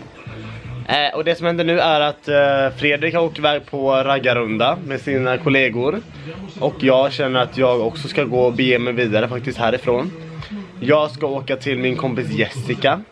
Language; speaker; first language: Swedish; native; Swedish